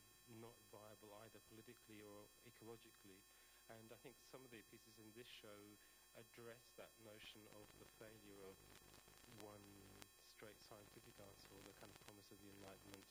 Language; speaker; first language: English; native; English